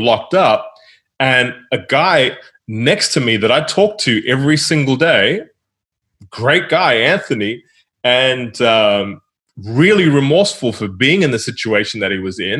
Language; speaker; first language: English; native; English